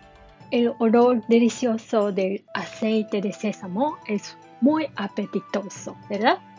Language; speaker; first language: Spanish; non-native, learner; Japanese